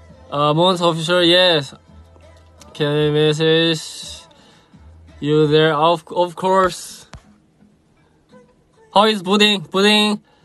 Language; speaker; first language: English; non-native, learner; Korean